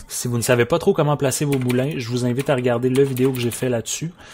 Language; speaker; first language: French; native; French